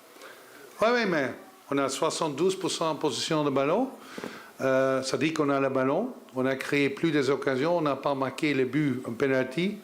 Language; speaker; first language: French; non-native, learner; Dutch